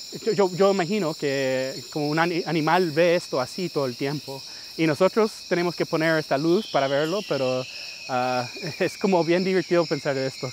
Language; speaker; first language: Spanish; early bilingual, heritage; English